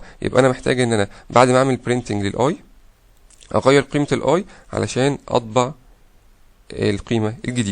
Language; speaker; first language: Arabic; native; Arabic